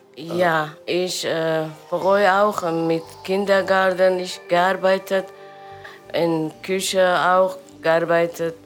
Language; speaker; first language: German; non-native, learner; Persian